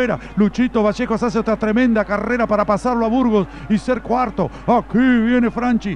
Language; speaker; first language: Spanish; native; Spanish